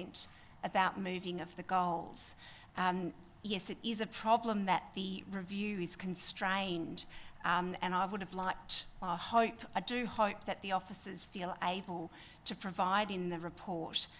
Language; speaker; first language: English; native; English